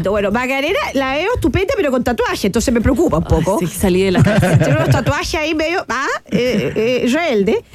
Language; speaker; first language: Spanish; native; Spanish